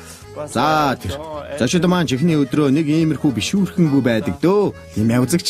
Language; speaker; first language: Mongolian; native; Mongolian